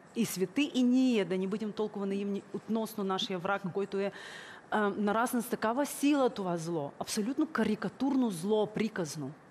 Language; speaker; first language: Bulgarian; early bilingual, heritage; Bulgarian